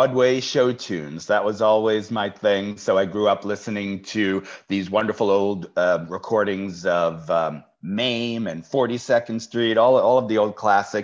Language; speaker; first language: English; native; English